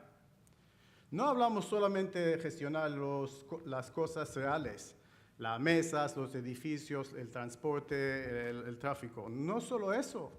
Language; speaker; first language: Spanish; non-native, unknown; Chinese